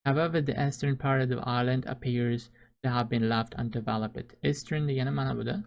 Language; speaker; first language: English; non-native, fluent; Uzbek